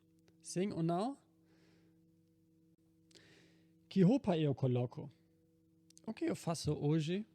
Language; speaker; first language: Portuguese; non-native, fluent; German